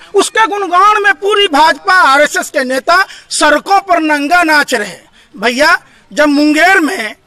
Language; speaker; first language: Hindi; native; Hindi